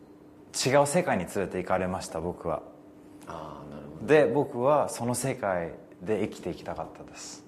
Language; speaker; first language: Japanese; early bilingual, heritage; English